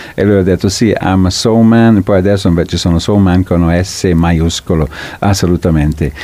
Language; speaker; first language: Italian; non-native, fluent; English